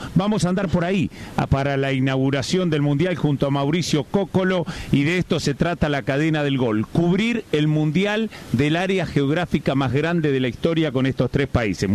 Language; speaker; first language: Spanish; native; Spanish